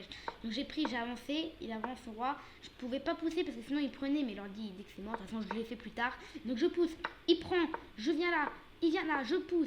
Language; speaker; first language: French; native; French